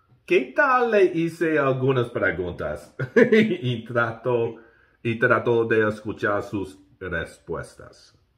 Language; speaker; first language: Spanish; non-native, learner; English